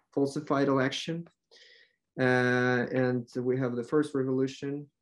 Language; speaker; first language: English; non-native, learner; Ukrainian